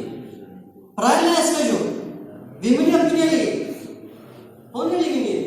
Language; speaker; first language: Russian; non-native, learner; Arabic